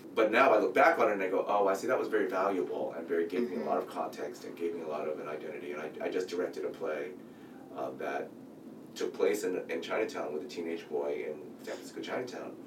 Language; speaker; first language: English; native; English